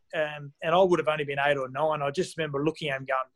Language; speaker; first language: English; native; English